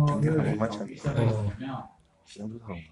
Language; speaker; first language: Korean; native; Korean